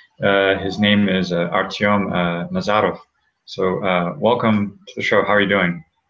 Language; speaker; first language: English; native; English